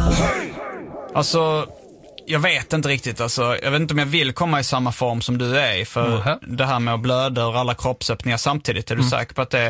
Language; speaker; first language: Swedish; native; Swedish